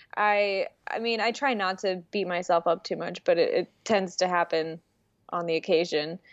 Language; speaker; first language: English; early bilingual, other home language; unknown